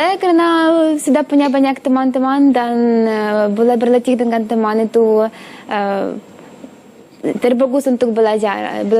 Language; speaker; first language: Indonesian; non-native, learner; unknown